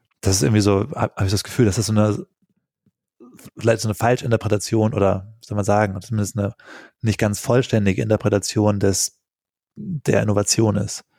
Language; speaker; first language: German; native; German